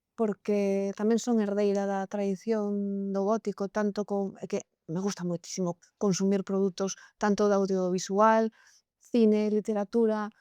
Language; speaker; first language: Galician; non-native, local second language; Spanish